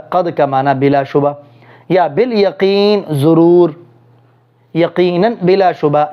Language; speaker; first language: Urdu; non-native, local second language; Punjabi